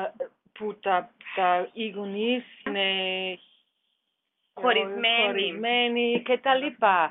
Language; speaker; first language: Greek; non-native, learner; German